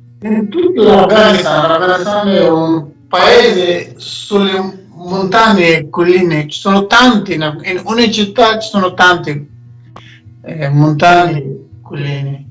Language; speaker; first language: Italian; non-native, learner; Persian